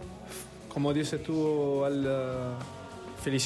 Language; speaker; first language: Spanish; non-native, learner; Italian